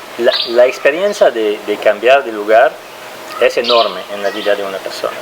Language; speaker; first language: Spanish; non-native, fluent; French